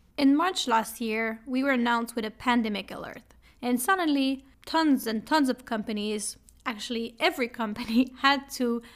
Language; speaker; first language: English; non-native, fluent; French